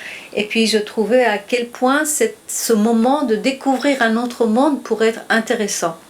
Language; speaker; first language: French; non-native, fluent; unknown